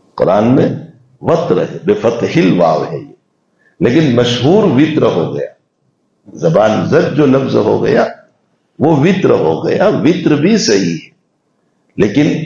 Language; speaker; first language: Urdu; non-native, local second language; Gujarati